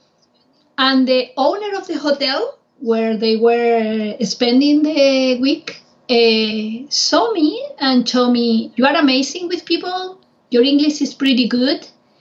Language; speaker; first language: English; non-native, fluent; Spanish